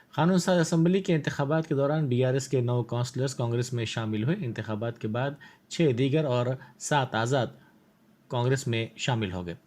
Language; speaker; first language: Urdu; native; Urdu